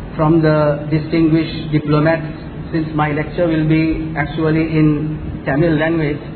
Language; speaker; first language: English; non-native, local second language; Tamil